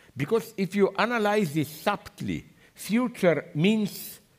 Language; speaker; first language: English; non-native, fluent; Slovenian